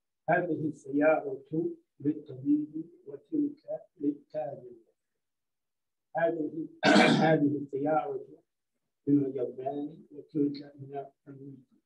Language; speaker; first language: Arabic; non-native, learner; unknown